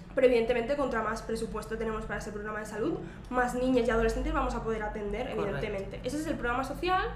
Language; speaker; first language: Spanish; native; Spanish